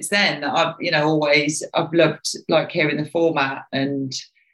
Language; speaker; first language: English; native; English